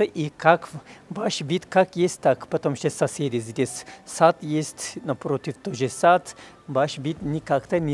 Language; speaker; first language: Russian; non-native, fluent; Turkish